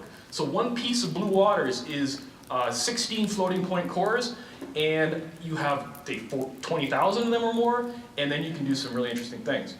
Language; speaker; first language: English; native; English